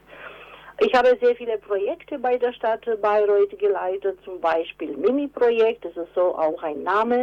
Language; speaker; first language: German; non-native, fluent; Romanian